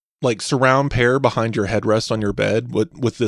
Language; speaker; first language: English; native; English